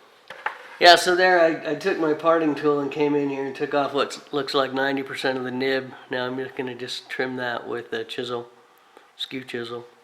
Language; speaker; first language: English; native; English